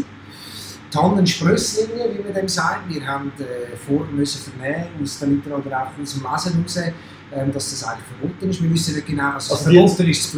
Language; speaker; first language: German; native; German